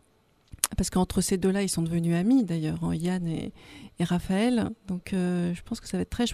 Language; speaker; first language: French; native; French